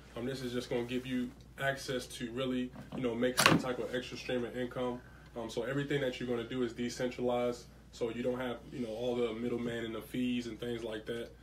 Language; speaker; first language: English; native; English